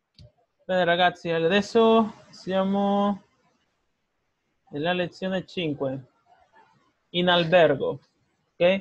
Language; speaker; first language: Italian; non-native, fluent; Spanish